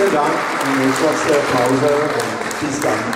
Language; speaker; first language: German; non-native, learner; French